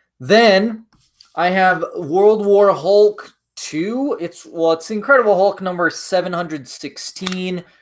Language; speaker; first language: English; native; English